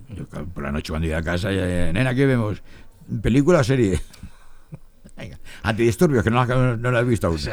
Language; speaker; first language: Spanish; native; Spanish